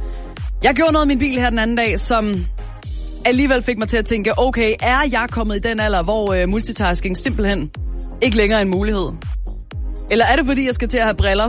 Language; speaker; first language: Danish; native; Danish